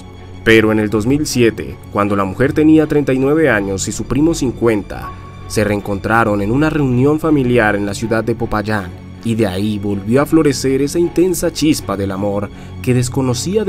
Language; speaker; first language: Spanish; native; Spanish